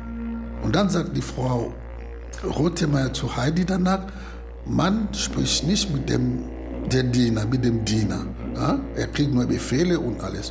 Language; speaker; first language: German; non-native, learner; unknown